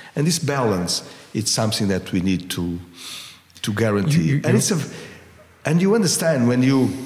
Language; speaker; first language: English; non-native, fluent; Portuguese